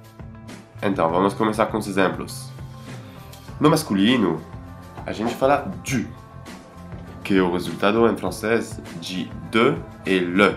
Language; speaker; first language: Portuguese; non-native, fluent; French